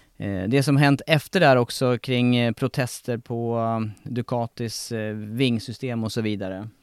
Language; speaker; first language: Swedish; native; Swedish